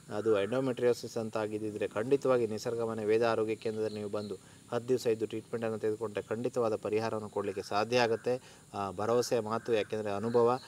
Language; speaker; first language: Kannada; native; Kannada